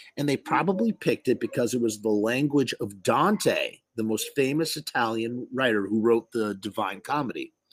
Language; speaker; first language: English; native; English